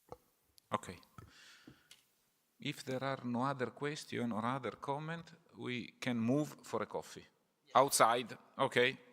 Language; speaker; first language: English; non-native, fluent; Italian